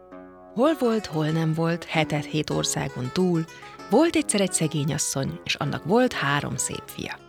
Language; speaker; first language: Hungarian; native; Hungarian